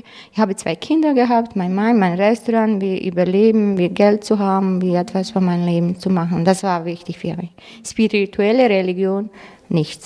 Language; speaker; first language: German; non-native, fluent; Croatian